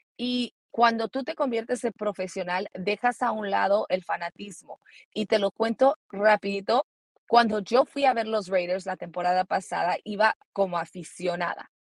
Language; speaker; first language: Spanish; early bilingual, heritage; Spanish